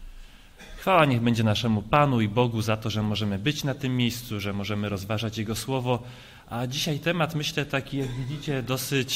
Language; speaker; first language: Polish; native; Polish